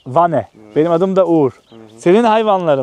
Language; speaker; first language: Turkish; native; Turkish